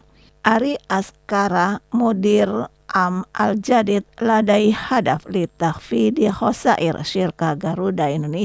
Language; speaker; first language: Arabic; non-native, fluent; Indonesian